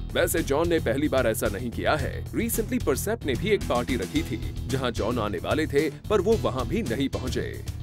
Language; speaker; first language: Hindi; native; Hindi